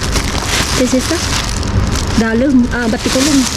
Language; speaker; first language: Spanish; non-native, learner; Filipino